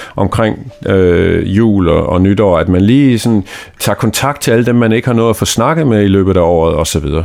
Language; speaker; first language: Danish; native; Danish